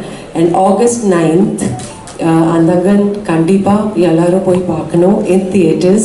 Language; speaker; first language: Tamil; non-native, local second language; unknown